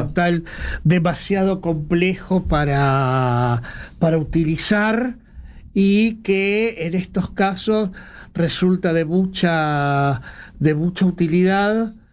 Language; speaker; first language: Spanish; native; Spanish